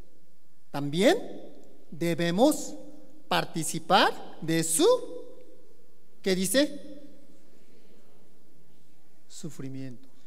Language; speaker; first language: Spanish; non-native, learner; Korean